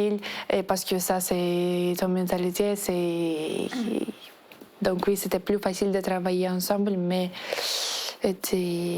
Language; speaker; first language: French; non-native, fluent; Ukrainian